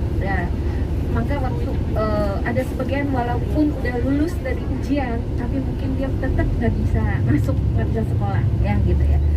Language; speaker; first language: Indonesian; non-native, fluent; Cantonese